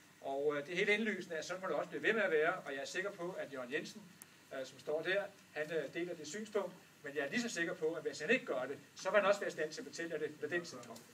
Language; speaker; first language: Danish; native; Danish